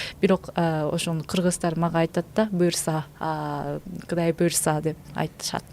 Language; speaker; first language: Kyrgyz; non-native, learner; Japanese